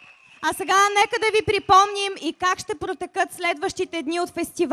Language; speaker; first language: Bulgarian; native; Bulgarian